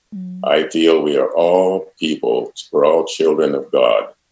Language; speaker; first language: English; native; English